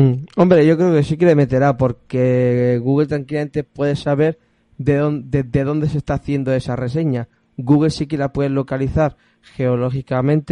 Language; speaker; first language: Spanish; native; Spanish